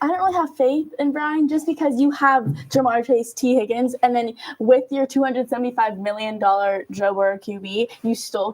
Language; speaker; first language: English; native; English